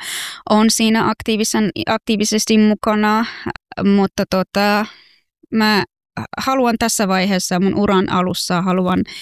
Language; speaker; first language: Finnish; non-native, fluent; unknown